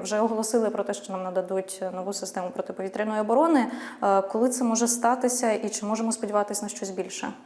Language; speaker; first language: Ukrainian; native; Ukrainian